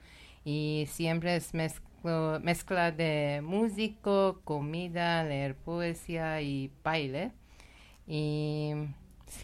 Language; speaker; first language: Spanish; non-native, learner; Persian